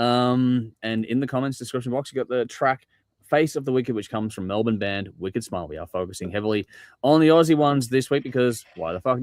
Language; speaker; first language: English; native; English